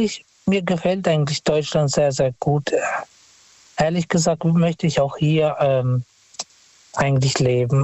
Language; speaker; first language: German; non-native, fluent; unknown